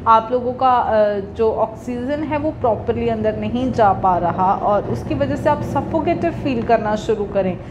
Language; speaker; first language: Hindi; native; Hindi